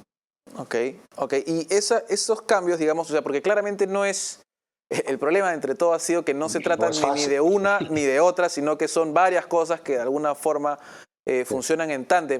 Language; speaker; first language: Spanish; native; Spanish